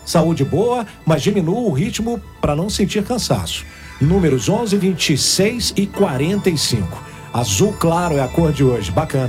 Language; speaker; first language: Portuguese; native; Portuguese